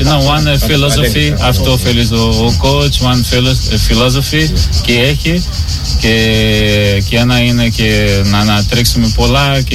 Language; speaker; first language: Greek; non-native, learner; Portuguese